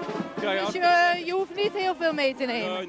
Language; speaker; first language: Dutch; native; Dutch